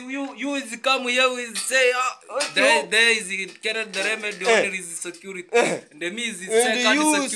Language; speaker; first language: English; non-native, learner; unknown